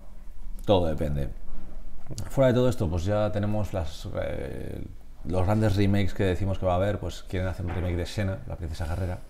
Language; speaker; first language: Spanish; native; Spanish